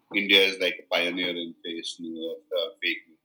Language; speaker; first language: English; non-native, local second language; Kashmiri